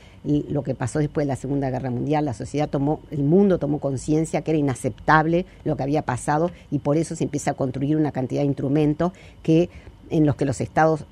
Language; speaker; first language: Spanish; native; Spanish